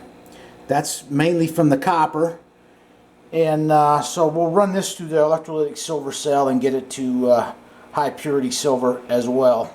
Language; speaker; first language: English; native; English